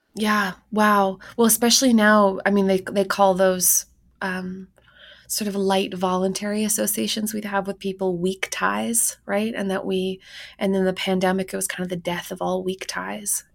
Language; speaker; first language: English; native; English